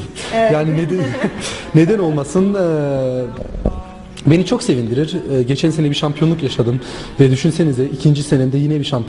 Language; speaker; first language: Turkish; non-native, local second language; German